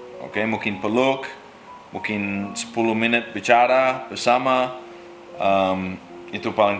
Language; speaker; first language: Indonesian; non-native, learner; English